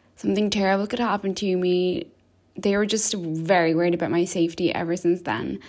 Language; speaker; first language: English; early bilingual, other home language; Albanian